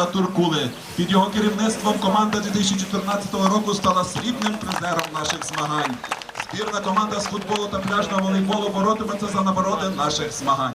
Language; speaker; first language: Ukrainian; native; Ukrainian